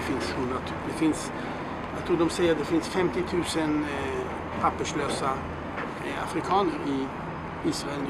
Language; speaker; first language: Swedish; non-native, fluent; Hebrew